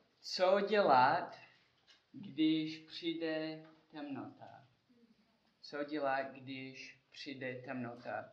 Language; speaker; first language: Czech; non-native, learner; English